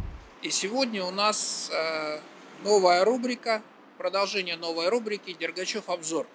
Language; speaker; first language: Russian; native; Russian